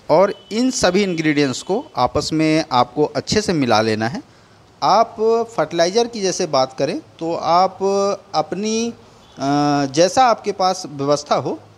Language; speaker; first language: Hindi; native; Hindi